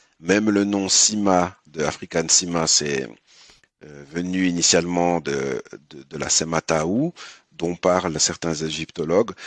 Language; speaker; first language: French; early bilingual, other home language; Haitian Creole